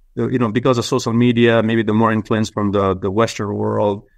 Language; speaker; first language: English; non-native, local second language; Nepali